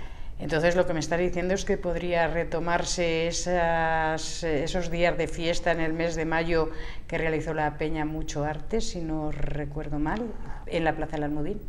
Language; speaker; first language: Spanish; native; Spanish